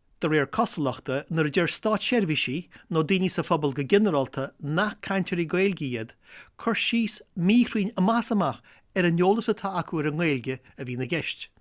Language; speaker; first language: Irish; native; Irish